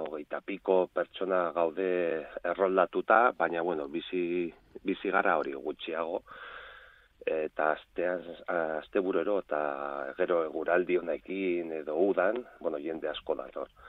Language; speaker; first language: Basque; non-native, local second language; Spanish